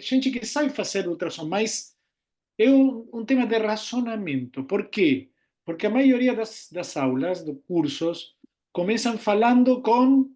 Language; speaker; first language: Portuguese; non-native, learner; Spanish